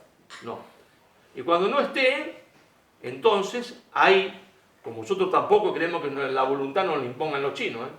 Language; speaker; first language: Spanish; native; Spanish